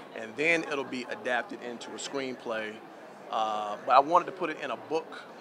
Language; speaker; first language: English; native; English